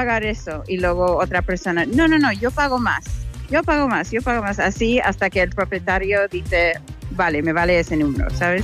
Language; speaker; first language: Spanish; non-native, fluent; English